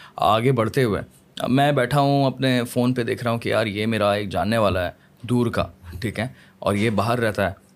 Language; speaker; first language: Urdu; native; Urdu